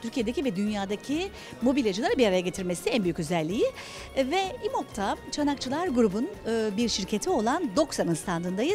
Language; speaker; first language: Turkish; native; Turkish